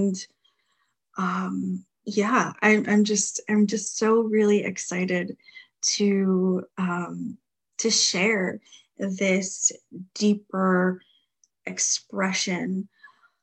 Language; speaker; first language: English; native; English